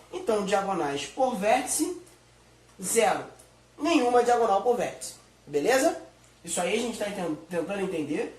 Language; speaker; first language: Portuguese; native; Portuguese